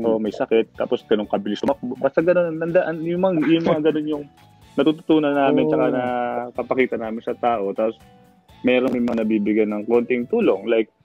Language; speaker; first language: Filipino; native; Filipino